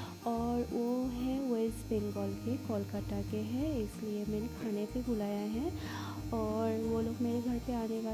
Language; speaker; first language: Hindi; non-native, local second language; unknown